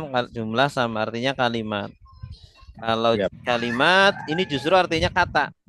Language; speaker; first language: Indonesian; native; Indonesian